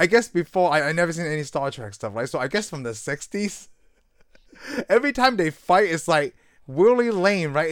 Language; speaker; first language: English; non-native, local second language; Cantonese